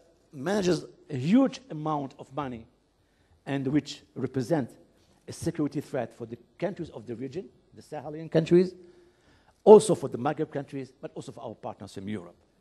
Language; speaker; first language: English; non-native, fluent; Arabic